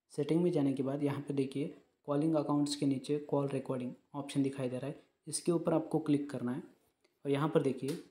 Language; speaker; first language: Hindi; non-native, local second language; Marathi